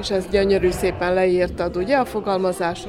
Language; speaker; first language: Hungarian; native; Hungarian